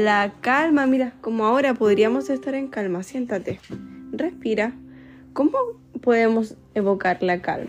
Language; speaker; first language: Spanish; native; Spanish